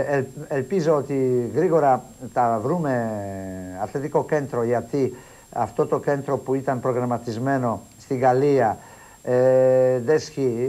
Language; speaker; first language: Greek; non-native, fluent; Polish